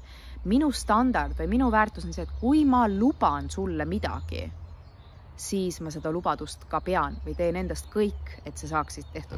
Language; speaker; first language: Estonian; native; Estonian